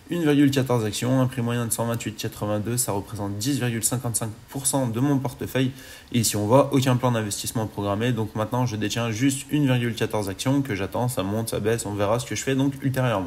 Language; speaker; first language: French; native; French